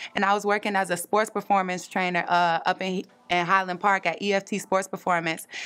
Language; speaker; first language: English; native; English